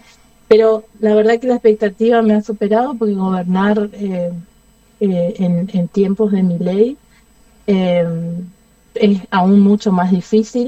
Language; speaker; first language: Spanish; native; Spanish